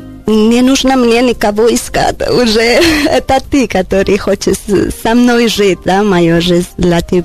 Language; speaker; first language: Russian; non-native, learner; Spanish